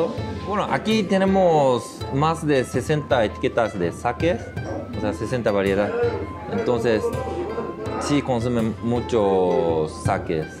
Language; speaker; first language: Spanish; non-native, fluent; Japanese